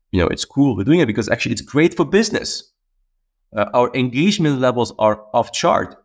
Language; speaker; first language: English; non-native, fluent; Arabic